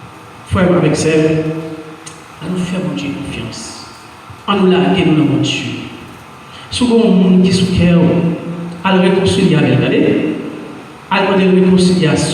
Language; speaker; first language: French; non-native, local second language; Haitian Creole